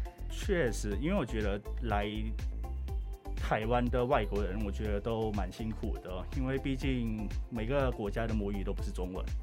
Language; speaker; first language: Chinese; non-native, fluent; Thai